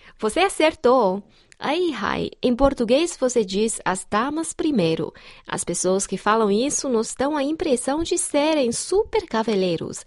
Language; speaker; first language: Portuguese; non-native, fluent; Chinese